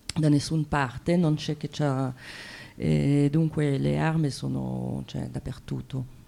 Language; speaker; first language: Italian; native; Italian